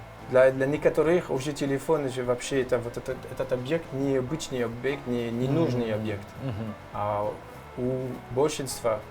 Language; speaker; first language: Russian; non-native, learner; French